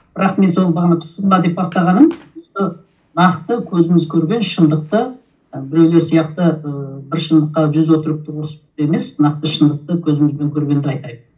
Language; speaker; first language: Kazakh; early bilingual, heritage; Kazakh